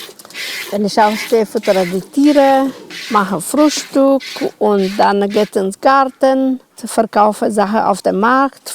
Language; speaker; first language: German; non-native, local second language; Romanian